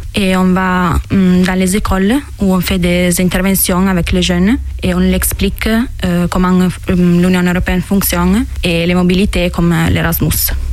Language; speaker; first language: French; non-native, fluent; Italian